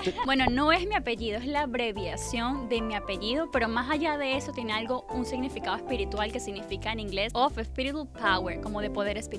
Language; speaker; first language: Spanish; native; Spanish